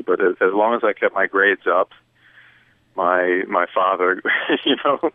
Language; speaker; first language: English; native; English